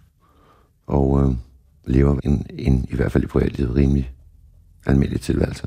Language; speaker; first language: Danish; native; Danish